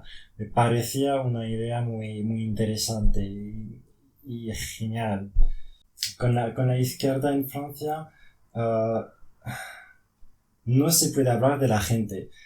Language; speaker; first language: Spanish; non-native, fluent; French